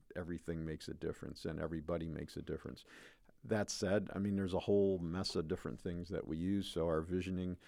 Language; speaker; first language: English; native; English